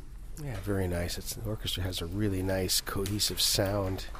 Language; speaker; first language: English; native; English